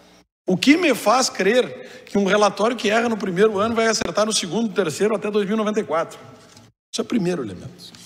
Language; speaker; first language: Portuguese; native; Portuguese